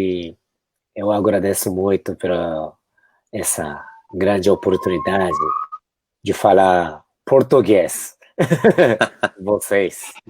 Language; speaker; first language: Portuguese; non-native, fluent; Japanese